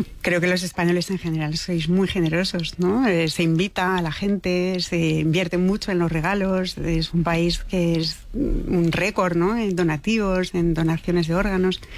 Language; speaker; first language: Spanish; non-native, fluent; French